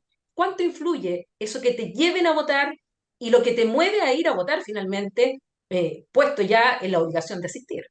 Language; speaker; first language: Spanish; native; Spanish